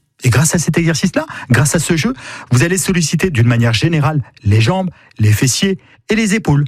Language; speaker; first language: French; native; French